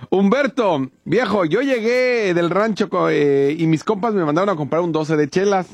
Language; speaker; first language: Spanish; native; Spanish